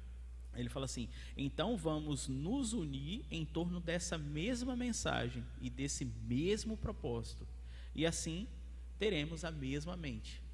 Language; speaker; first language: Portuguese; native; Portuguese